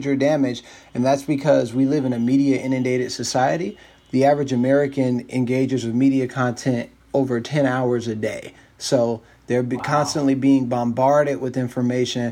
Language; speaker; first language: English; native; English